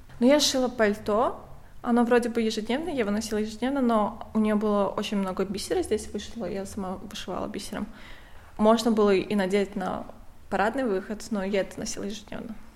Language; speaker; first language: Russian; native; Russian